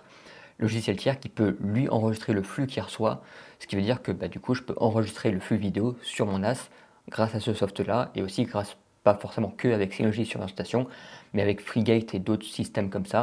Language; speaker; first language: French; native; French